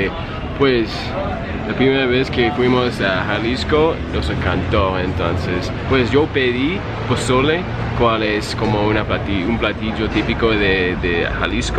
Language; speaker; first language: Spanish; non-native, fluent; English